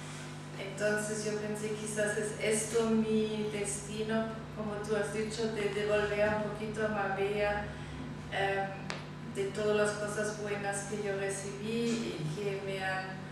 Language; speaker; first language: Spanish; non-native, fluent; German